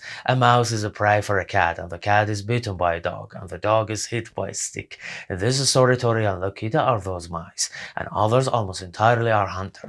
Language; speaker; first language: English; non-native, fluent; Persian